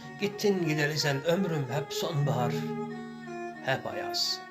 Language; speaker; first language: Turkish; native; Turkish